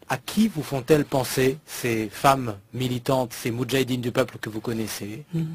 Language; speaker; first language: French; native; French